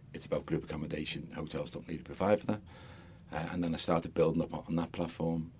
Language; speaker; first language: English; native; English